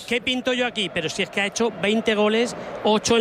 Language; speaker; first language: Spanish; native; Spanish